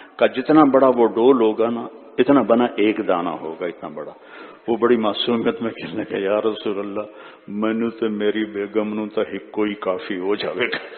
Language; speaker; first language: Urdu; non-native, local second language; Punjabi